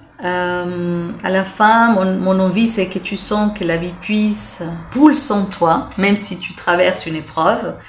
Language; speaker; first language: French; non-native, fluent; Spanish